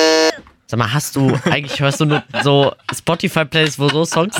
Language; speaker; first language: German; native; German